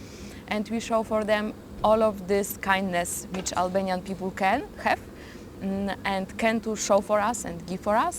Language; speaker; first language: English; non-native, learner; Polish